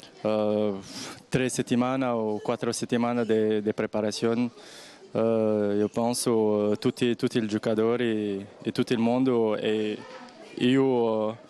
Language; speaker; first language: Italian; non-native, learner; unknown